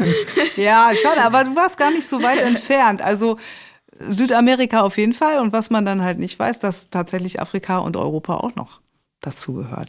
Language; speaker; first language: German; native; German